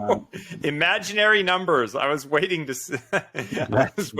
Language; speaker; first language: English; native; English